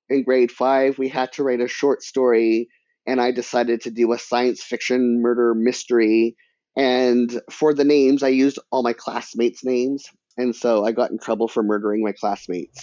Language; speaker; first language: English; native; English